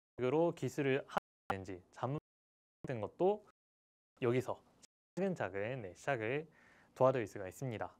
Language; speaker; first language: Korean; non-native, fluent; Japanese